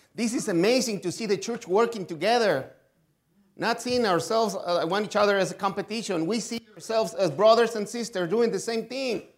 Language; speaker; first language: English; non-native, fluent; Spanish